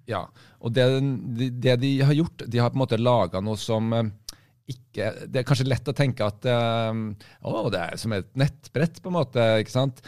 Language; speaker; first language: Norwegian; native; Norwegian